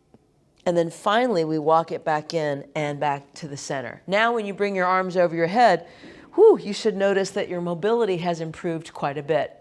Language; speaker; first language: English; native; English